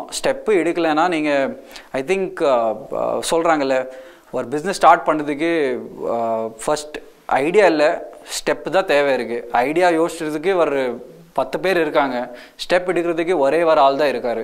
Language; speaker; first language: Tamil; non-native, local second language; Hindi